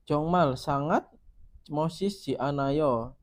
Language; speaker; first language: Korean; non-native, fluent; Indonesian